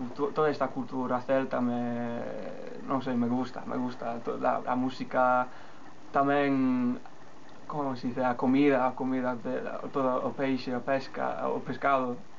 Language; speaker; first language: Galician; non-native, learner; English